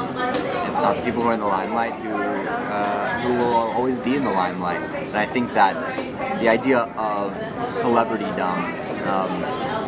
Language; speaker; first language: English; early bilingual, other home language; Hebrew